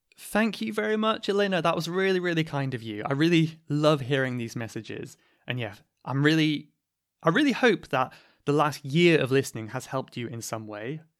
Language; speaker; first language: English; native; English